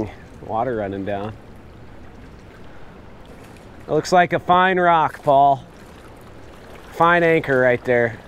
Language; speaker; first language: English; native; English